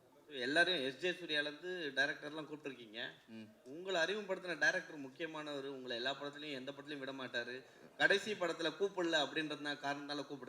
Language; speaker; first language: Tamil; native; Tamil